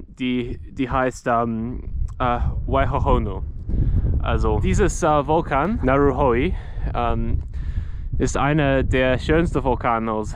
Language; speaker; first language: German; non-native, learner; English